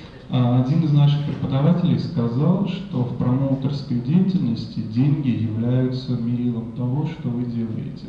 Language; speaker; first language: Russian; native; Russian